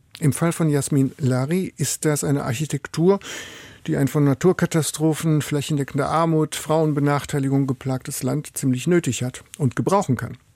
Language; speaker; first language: German; native; German